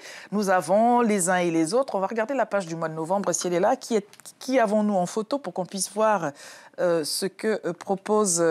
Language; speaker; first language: French; native; French